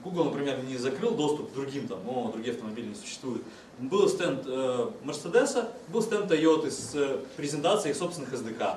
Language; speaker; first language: Russian; native; Russian